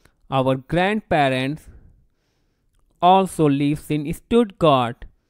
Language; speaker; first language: English; non-native, local second language; Hindi